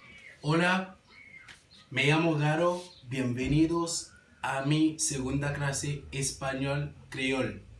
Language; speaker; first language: Spanish; non-native, learner; Haitian Creole